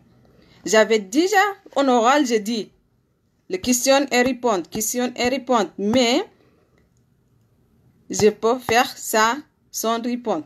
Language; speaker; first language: French; non-native, learner; Arabic